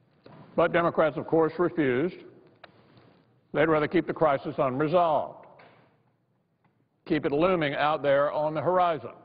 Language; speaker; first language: English; native; English